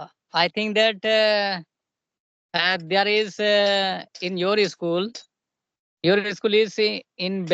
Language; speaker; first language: English; non-native, local second language; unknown